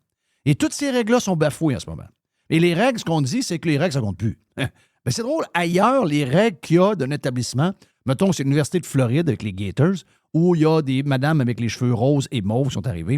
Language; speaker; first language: French; native; French